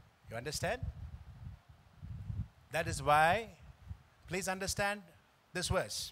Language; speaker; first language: English; non-native, local second language; Tamil